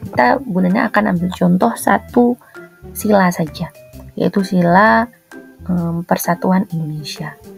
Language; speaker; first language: Indonesian; native; Indonesian